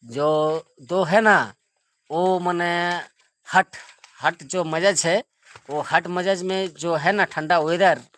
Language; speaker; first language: Hindi; non-native, local second language; Bangla